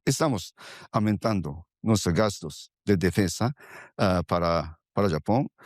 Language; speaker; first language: Portuguese; non-native, fluent; Japanese